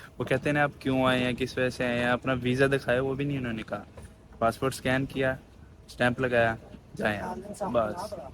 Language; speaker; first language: Urdu; non-native, local second language; Punjabi